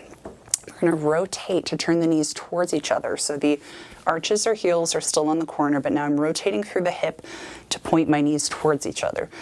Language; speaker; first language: English; native; English